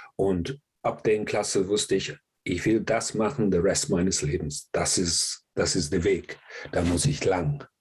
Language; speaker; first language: German; non-native, fluent; English